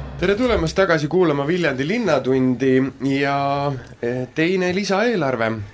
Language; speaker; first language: Estonian; native; Estonian